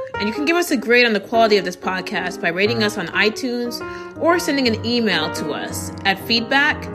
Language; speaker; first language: English; early bilingual, other home language; Yoruba